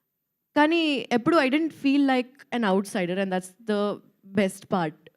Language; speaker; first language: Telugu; non-native, local second language; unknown